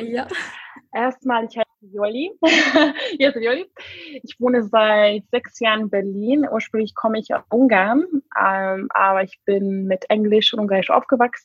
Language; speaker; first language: German; non-native, fluent; Hungarian